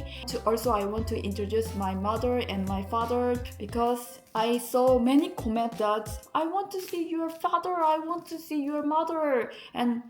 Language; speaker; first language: English; non-native, learner; Korean